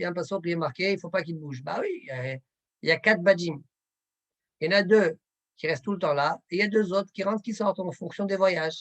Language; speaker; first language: French; native; French